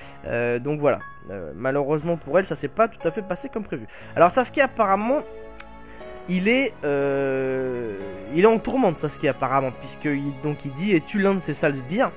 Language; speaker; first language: French; native; French